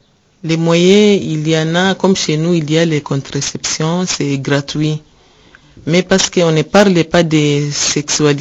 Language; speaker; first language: French; non-native, learner; Rundi